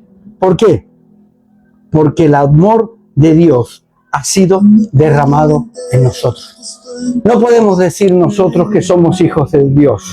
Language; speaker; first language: Spanish; native; Spanish